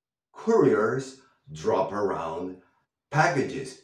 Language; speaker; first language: English; non-native, fluent; Spanish